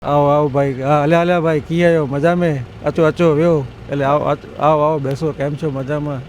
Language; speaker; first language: Gujarati; non-native, local second language; Kachhi